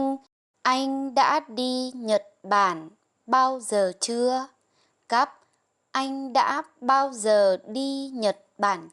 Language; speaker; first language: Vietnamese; non-native, fluent; Lao